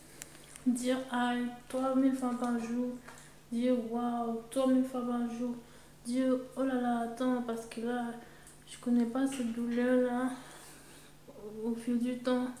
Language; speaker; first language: French; native; French